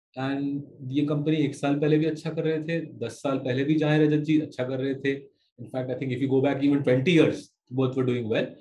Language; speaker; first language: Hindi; non-native, local second language; Bangla